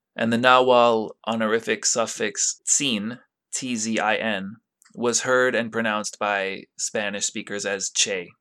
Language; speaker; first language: English; native; English